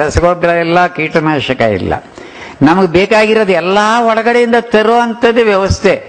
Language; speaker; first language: Kannada; non-native, local second language; Telugu